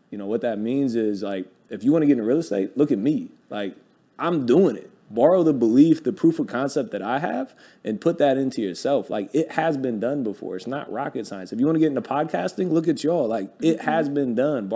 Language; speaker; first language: English; native; English